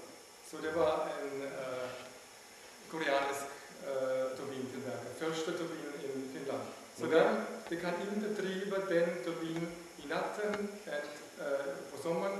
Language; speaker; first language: Swedish; non-native, learner; German